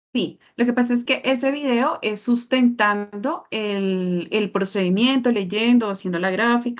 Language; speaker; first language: Spanish; native; Spanish